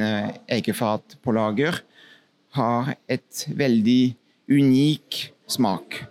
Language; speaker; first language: Norwegian; non-native, fluent; French